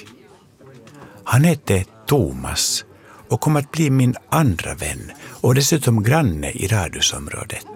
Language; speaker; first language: Swedish; native; Swedish